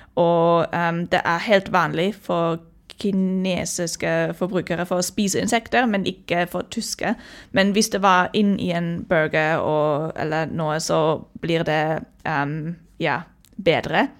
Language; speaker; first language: Norwegian; non-native, fluent; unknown